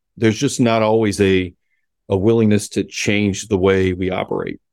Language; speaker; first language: English; early bilingual, other home language; Spanish